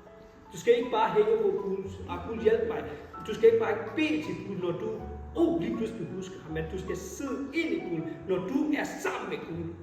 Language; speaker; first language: Danish; non-native, fluent; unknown